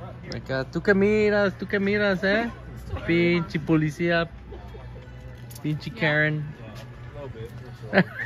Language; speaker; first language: Spanish; early bilingual, heritage; Spanish